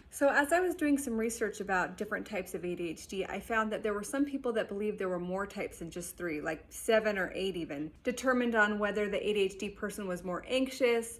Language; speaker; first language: English; native; English